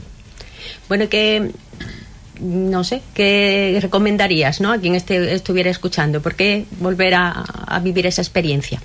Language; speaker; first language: Spanish; native; Spanish